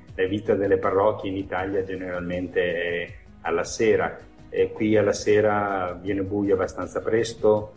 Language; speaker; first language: Italian; native; Italian